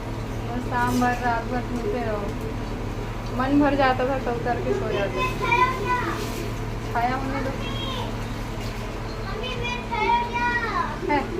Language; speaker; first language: Hindi; native; Hindi